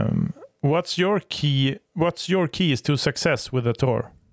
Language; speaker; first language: English; non-native, fluent; Swedish